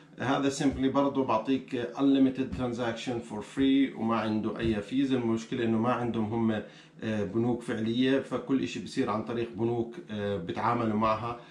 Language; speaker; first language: Arabic; native; Arabic